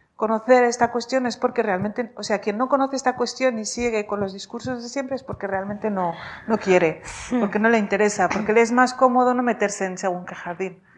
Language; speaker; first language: Spanish; native; Spanish